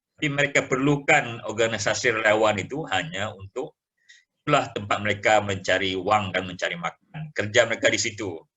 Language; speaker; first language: Malay; native; Malay